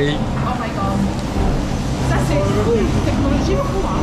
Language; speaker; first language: French; non-native, learner; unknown